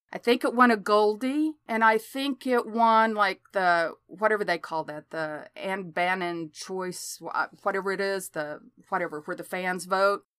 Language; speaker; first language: English; native; English